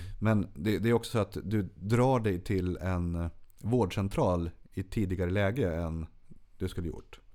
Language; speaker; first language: Swedish; native; Swedish